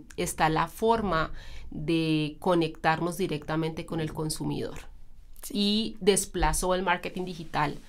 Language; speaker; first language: Spanish; native; Spanish